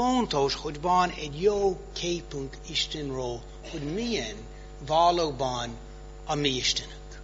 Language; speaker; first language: Hungarian; non-native, fluent; English